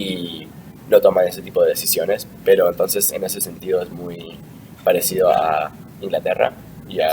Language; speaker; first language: Spanish; early bilingual, heritage; Spanish